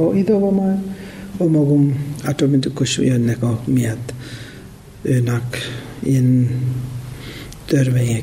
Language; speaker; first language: Hungarian; non-native, learner; Tibetan